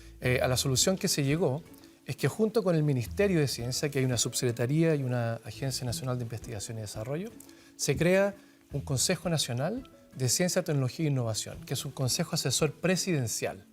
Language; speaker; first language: Spanish; native; Spanish